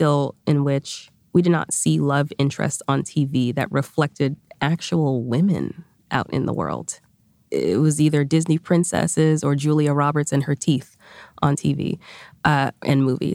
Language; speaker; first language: English; early bilingual, other home language; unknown